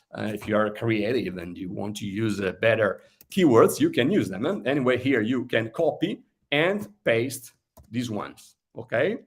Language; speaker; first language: English; non-native, fluent; Italian